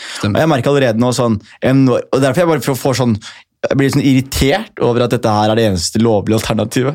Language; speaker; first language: Norwegian; native; Norwegian